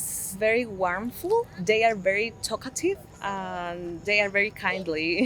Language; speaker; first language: English; non-native, fluent; Spanish